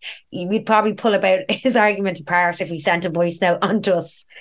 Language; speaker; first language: English; native; English